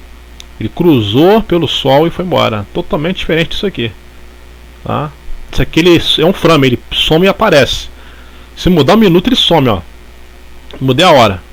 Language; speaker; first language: Portuguese; native; Portuguese